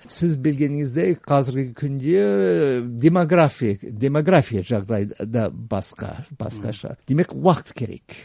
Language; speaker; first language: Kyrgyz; non-native, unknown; English